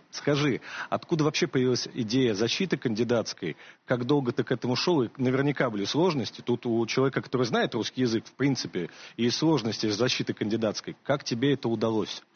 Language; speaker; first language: Russian; native; Russian